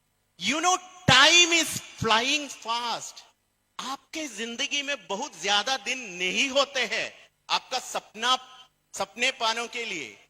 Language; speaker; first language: Hindi; non-native, local second language; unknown